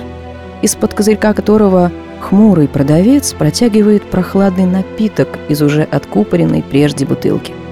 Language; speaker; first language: Russian; native; Russian